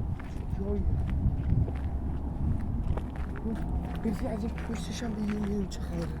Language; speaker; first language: Persian; native; Persian